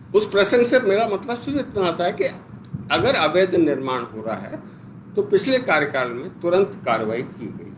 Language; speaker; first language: Hindi; native; Hindi